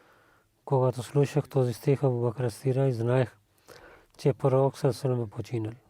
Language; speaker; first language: Bulgarian; non-native, learner; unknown